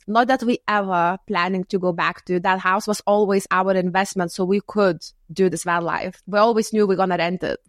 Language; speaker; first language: English; non-native, fluent; Lithuanian